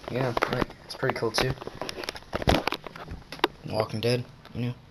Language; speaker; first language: English; native; English